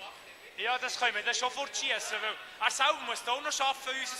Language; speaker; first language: German; native; German